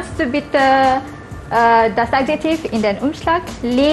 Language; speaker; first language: German; non-native, fluent; Malay